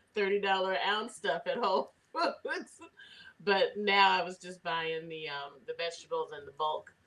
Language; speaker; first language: English; native; English